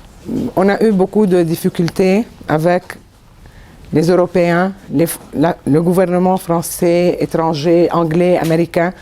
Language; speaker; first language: French; non-native, local second language; Arabic